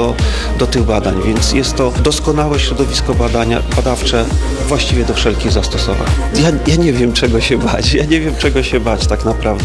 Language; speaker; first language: Polish; native; Polish